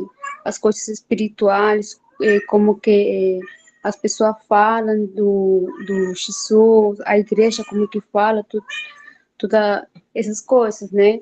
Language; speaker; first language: Portuguese; non-native, fluent; Spanish